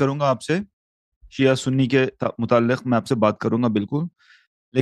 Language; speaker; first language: Hindi; early bilingual, heritage; Urdu